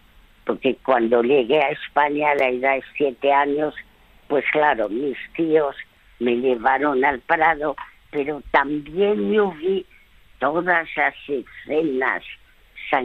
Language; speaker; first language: Spanish; early bilingual, other home language; French